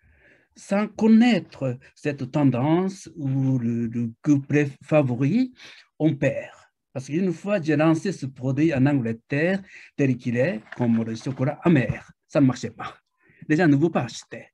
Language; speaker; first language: French; non-native, fluent; Japanese